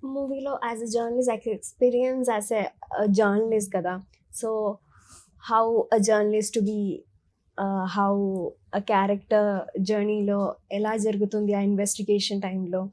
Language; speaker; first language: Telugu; non-native, learner; Malayalam